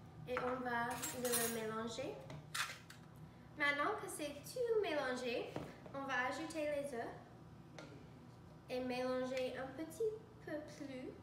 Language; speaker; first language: French; non-native, learner; English